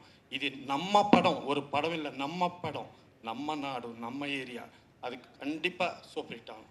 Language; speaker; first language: Tamil; non-native, learner; Telugu